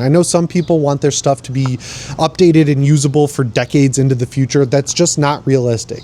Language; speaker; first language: English; native; English